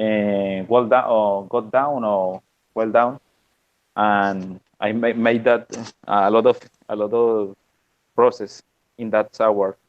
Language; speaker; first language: English; non-native, learner; Spanish